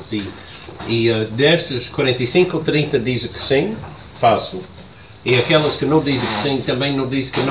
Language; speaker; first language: Portuguese; non-native, learner; English